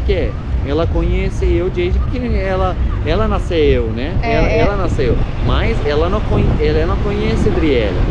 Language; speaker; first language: Portuguese; non-native, learner; Turkish